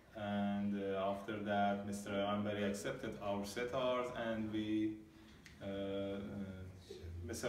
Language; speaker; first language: English; non-native, learner; Persian